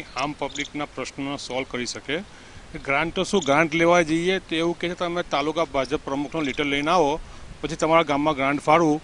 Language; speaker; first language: Gujarati; native; Gujarati